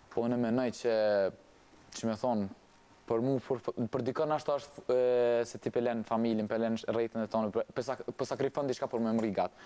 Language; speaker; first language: Albanian; early bilingual, heritage; Albanian